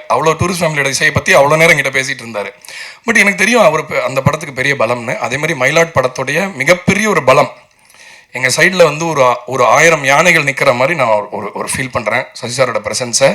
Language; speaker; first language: Tamil; native; Tamil